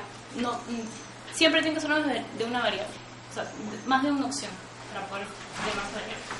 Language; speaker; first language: Spanish; native; Spanish